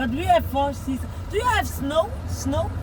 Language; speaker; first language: English; non-native, learner; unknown